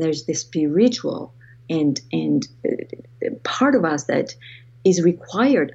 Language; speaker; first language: English; non-native, fluent; Greek